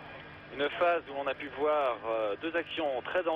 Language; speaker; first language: French; native; French